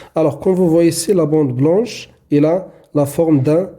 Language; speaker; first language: French; non-native, local second language; Arabic